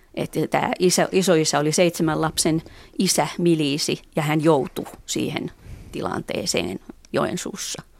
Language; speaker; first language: Finnish; native; Finnish